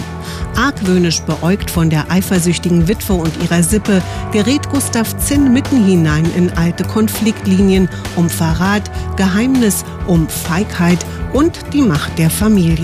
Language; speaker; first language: German; native; German